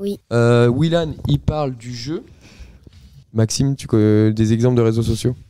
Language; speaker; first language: French; native; French